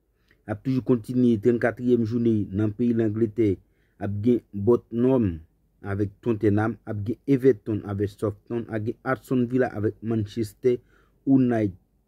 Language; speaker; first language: French; non-native, learner; Haitian Creole